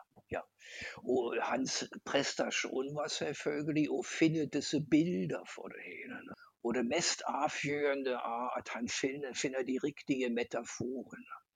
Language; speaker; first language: Norwegian; non-native, fluent; German